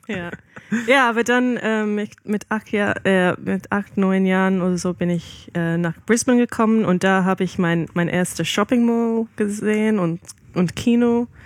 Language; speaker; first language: German; non-native, learner; Malay